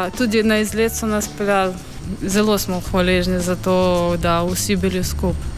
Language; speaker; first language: Slovenian; non-native, fluent; Ukrainian